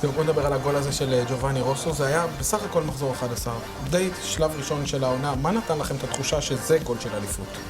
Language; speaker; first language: Hebrew; native; Hebrew